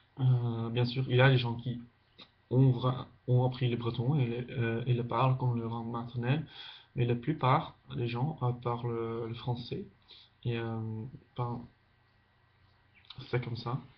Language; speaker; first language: French; non-native, fluent; Dutch